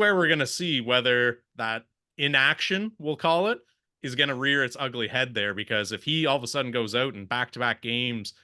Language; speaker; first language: English; native; English